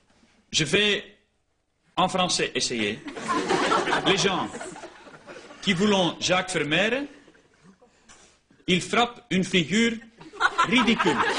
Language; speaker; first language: French; non-native, local second language; Dutch